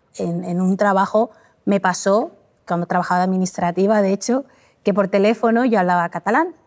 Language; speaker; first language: Spanish; early bilingual, other home language; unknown